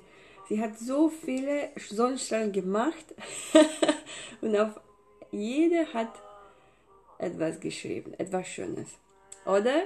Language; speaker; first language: German; non-native, fluent; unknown